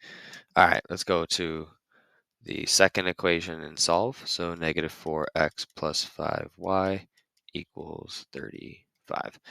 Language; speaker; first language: English; native; English